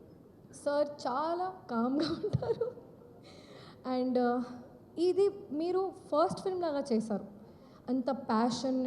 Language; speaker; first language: Telugu; non-native, local second language; Hindi